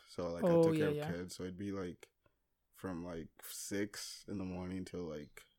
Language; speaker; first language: English; early bilingual, other home language; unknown